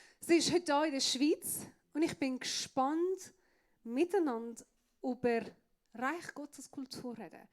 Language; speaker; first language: German; non-native, fluent; Persian